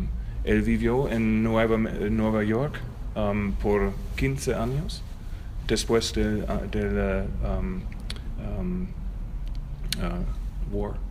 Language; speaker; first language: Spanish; non-native, learner; German